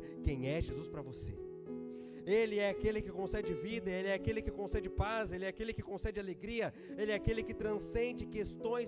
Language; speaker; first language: Portuguese; native; Portuguese